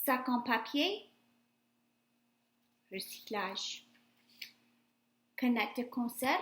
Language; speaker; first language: French; non-native, fluent; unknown